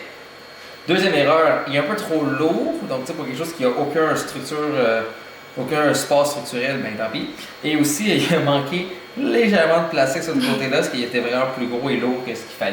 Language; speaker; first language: French; native; French